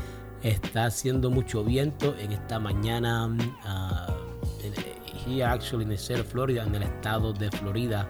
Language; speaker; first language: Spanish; early bilingual, heritage; Spanish